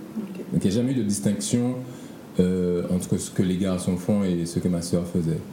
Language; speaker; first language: French; native; French